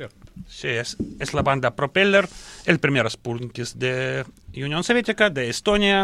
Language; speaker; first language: Spanish; non-native, learner; Russian